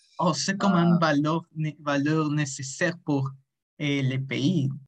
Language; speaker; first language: French; non-native, learner; Spanish